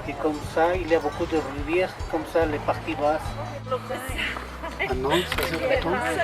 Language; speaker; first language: French; non-native, fluent; Spanish